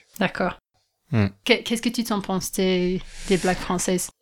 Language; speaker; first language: French; non-native, fluent; English